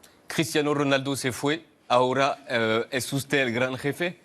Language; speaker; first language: Spanish; non-native, fluent; French